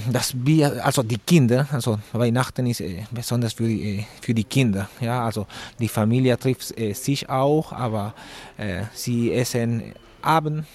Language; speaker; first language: German; non-native, learner; Spanish